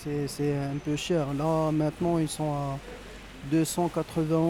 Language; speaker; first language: French; non-native, local second language; Arabic